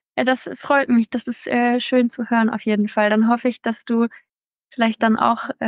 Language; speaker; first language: German; native; German